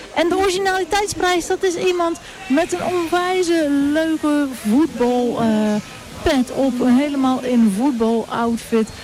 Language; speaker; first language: Dutch; native; Dutch